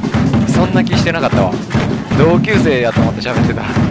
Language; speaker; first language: Japanese; native; Japanese